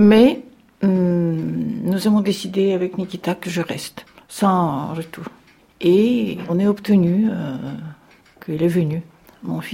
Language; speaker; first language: French; non-native, fluent; Russian